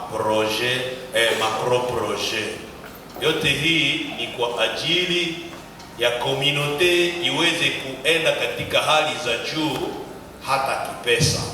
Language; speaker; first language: Swahili; native; Swahili